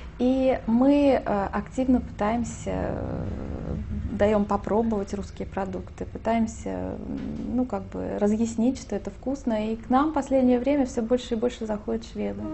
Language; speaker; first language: Russian; native; Russian